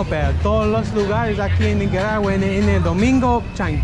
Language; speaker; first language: Spanish; non-native, learner; English